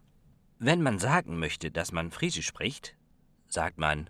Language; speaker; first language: German; non-native, fluent; Western Frisian